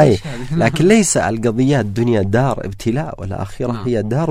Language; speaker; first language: Arabic; native; Arabic